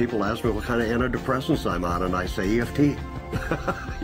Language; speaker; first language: English; native; English